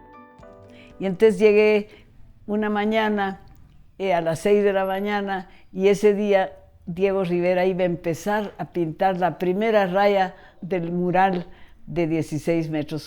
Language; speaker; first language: Spanish; native; Spanish